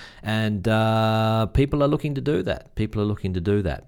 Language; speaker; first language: English; native; English